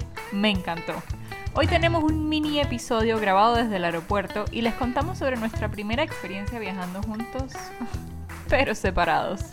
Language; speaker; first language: Spanish; native; Spanish